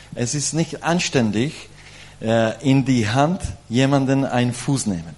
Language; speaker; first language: German; non-native, learner; Czech